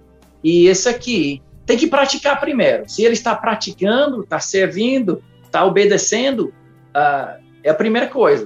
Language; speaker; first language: Portuguese; non-native, fluent; English